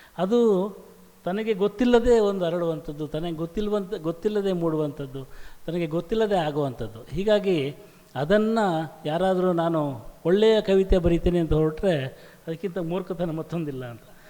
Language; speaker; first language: Kannada; native; Kannada